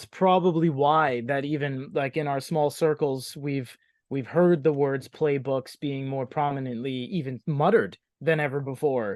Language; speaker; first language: English; native; English